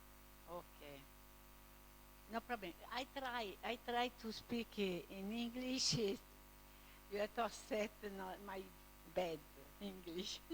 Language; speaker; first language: English; non-native, learner; Italian